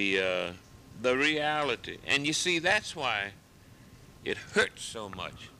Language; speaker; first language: English; native; English